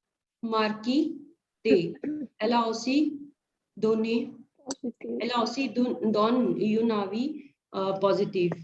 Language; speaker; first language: French; non-native, fluent; Hindi